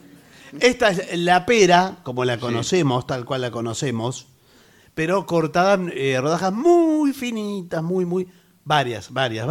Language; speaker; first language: Spanish; native; Spanish